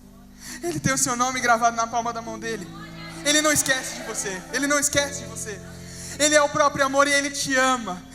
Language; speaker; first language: Portuguese; native; Portuguese